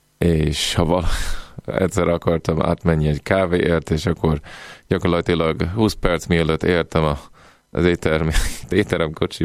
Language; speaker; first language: Hungarian; non-native, fluent; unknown